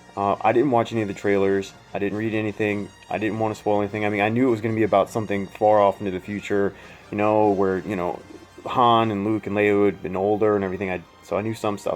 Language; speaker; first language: English; native; English